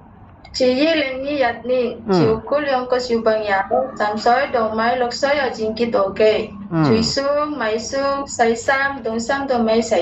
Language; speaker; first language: Cantonese; non-native, learner; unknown